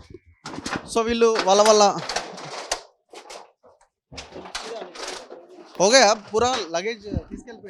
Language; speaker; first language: Telugu; native; Telugu